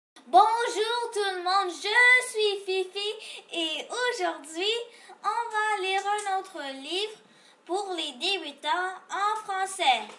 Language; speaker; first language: French; non-native, local second language; English